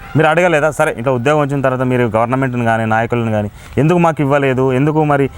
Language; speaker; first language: Telugu; native; Telugu